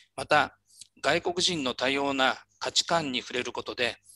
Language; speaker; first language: Japanese; native; Japanese